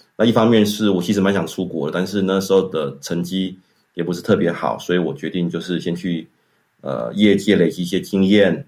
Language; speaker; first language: Chinese; native; Chinese